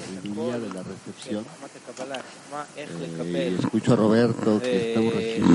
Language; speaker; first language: Spanish; native; Spanish